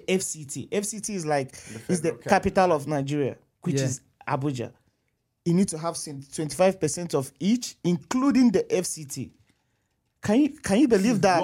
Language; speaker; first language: English; non-native, local second language; Igbo